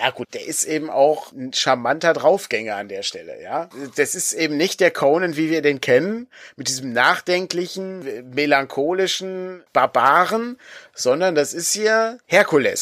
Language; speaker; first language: German; native; German